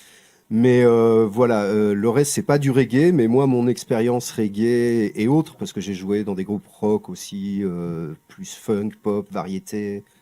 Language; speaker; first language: French; native; French